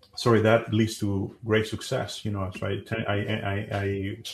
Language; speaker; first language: English; non-native, fluent; Spanish